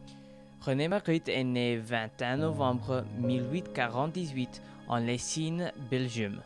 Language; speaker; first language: French; non-native, learner; English